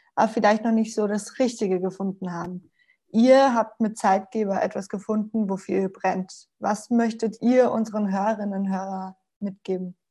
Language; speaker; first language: German; non-native, fluent; Spanish